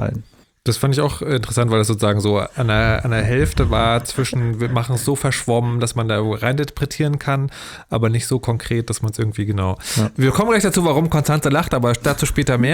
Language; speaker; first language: German; native; German